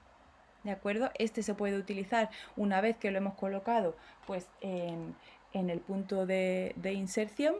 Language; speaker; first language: Spanish; native; Spanish